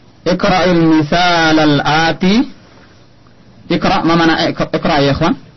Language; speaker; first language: Arabic; non-native, fluent; Indonesian